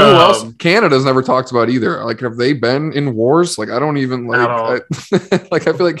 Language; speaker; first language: English; native; English